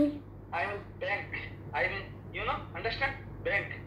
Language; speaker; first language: English; non-native, learner; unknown